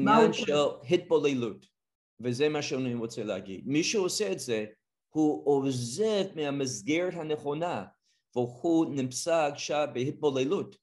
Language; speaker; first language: Hebrew; non-native, fluent; English